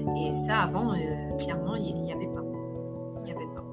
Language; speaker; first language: French; native; French